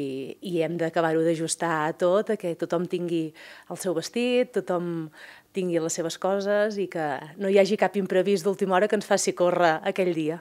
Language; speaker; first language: Catalan; native; Catalan